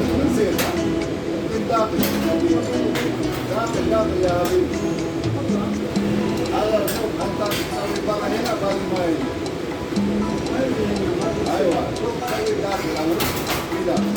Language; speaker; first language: Arabic; non-native, learner; Filipino